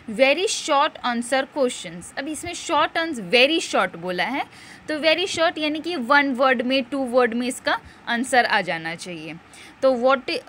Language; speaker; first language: Hindi; non-native, local second language; Gujarati